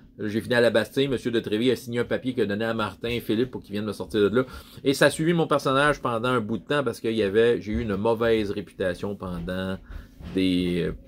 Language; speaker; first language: French; native; French